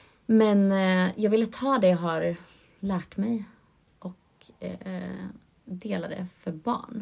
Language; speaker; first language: Swedish; native; Swedish